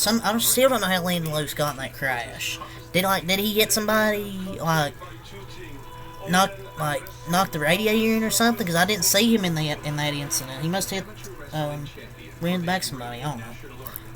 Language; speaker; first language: English; native; English